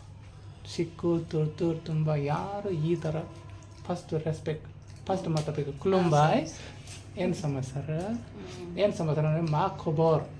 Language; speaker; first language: Kannada; non-native, learner; Bodo